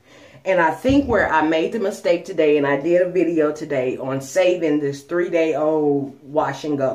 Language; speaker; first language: English; native; English